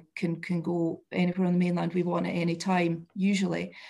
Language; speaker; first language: English; native; English